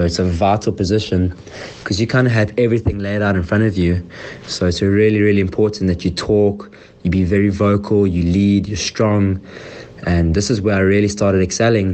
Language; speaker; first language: English; native; English